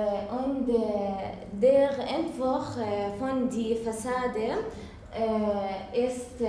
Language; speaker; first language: German; non-native, learner; Arabic